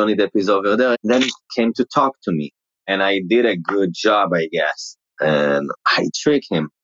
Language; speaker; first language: English; non-native, fluent; Hebrew